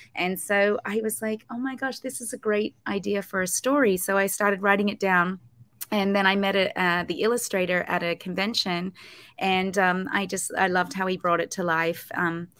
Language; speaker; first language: English; native; English